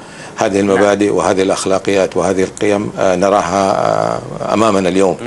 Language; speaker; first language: Arabic; native; Arabic